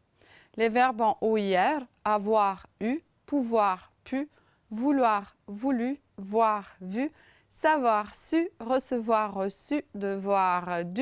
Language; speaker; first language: French; non-native, fluent; Romanian